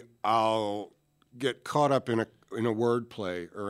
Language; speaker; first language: English; native; English